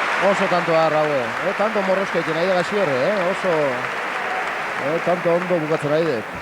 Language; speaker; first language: Basque; native; Basque